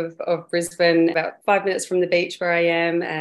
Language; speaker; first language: English; native; English